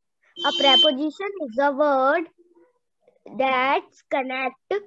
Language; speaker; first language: English; non-native, learner; Hindi